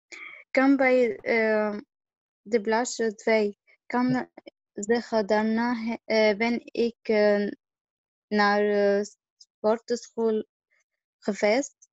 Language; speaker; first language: Dutch; non-native, learner; Arabic